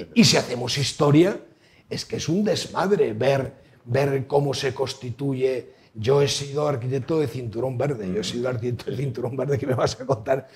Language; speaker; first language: Spanish; native; Spanish